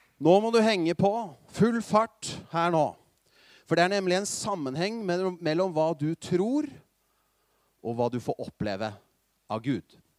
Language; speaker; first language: Norwegian; native; Norwegian